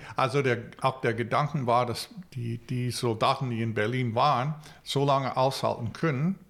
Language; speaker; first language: German; non-native, fluent; English